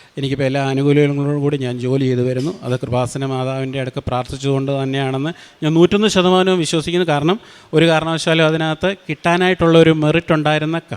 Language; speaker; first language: Malayalam; native; Malayalam